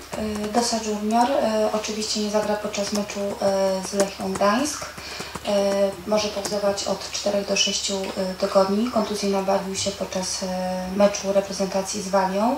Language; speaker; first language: Polish; native; Polish